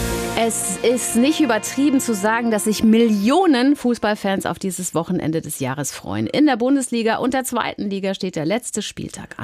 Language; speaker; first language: German; native; German